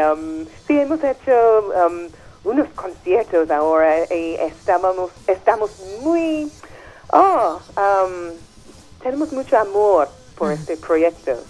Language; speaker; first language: Spanish; non-native, fluent; English